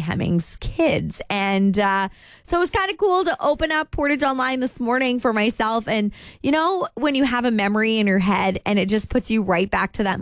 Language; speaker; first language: English; native; English